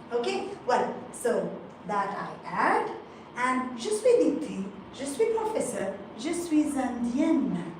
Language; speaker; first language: French; non-native, fluent; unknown